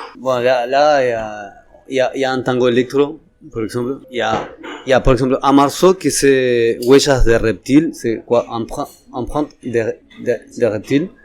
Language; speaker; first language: French; non-native, fluent; Spanish